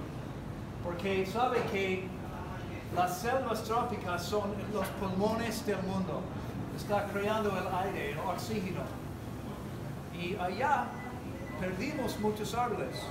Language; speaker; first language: Spanish; non-native, learner; English